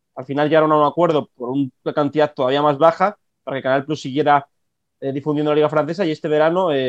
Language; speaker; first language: Spanish; native; Spanish